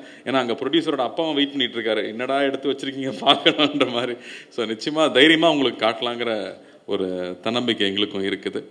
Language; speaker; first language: Tamil; native; Tamil